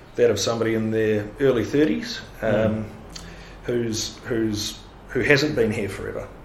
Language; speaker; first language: English; native; English